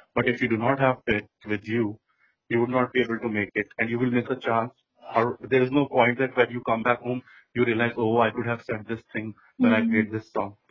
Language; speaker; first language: English; non-native, local second language; Hindi